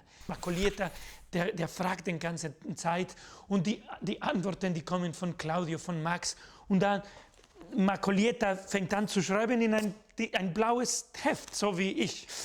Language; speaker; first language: German; non-native, fluent; Spanish